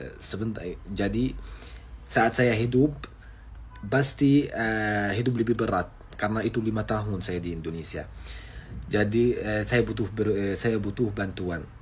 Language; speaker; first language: Indonesian; non-native, fluent; Arabic